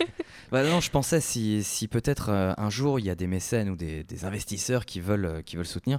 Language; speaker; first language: French; native; French